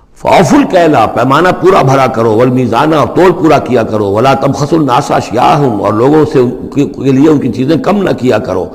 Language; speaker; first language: Urdu; native; Urdu